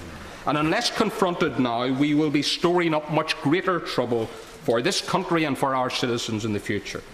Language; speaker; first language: English; native; English